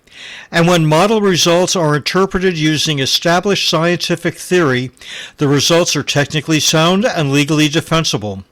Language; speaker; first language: English; native; English